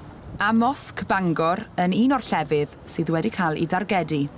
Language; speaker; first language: Welsh; native; Welsh